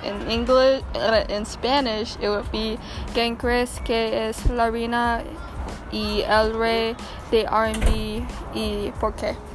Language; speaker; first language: Spanish; non-native, learner; English